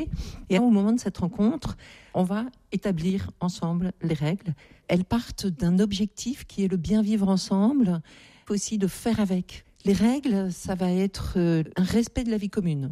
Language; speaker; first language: French; native; French